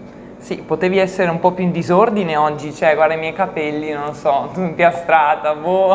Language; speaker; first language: Italian; native; Italian